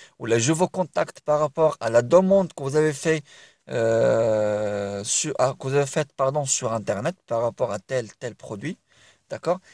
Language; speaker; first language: French; non-native, local second language; Arabic